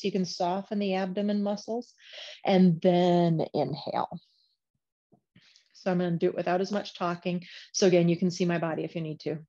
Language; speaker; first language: English; native; English